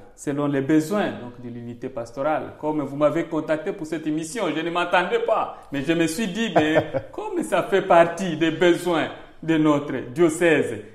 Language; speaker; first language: French; non-native, local second language; Swahili